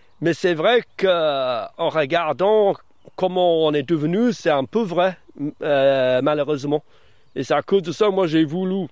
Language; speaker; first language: French; early bilingual, other home language; English